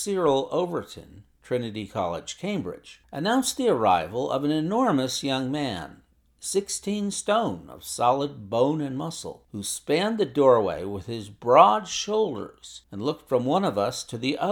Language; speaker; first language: English; native; English